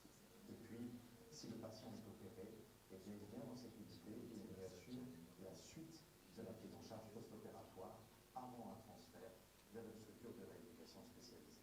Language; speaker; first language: French; native; French